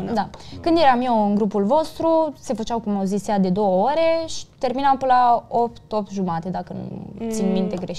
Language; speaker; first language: Romanian; early bilingual, heritage; Romanian